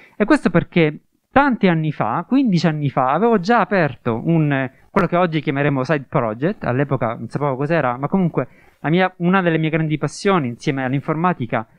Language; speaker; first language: Italian; native; Italian